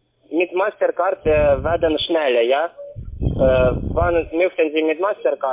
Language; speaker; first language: German; non-native, learner; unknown